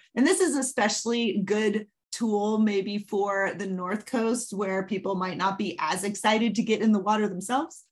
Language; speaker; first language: English; native; English